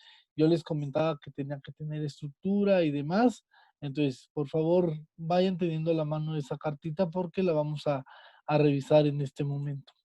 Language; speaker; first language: Spanish; native; Spanish